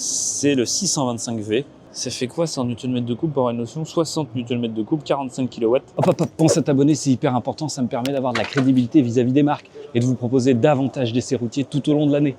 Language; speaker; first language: French; native; French